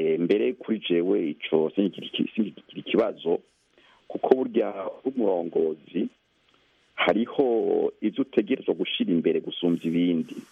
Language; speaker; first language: Rundi; native; Rundi